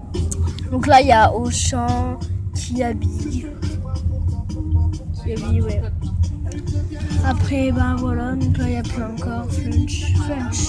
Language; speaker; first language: French; native; French